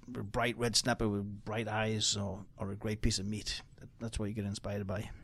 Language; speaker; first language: English; native; English